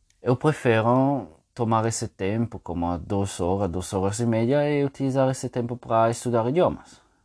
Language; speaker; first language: Portuguese; non-native, fluent; French